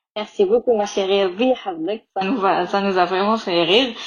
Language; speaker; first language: French; non-native, local second language; Arabic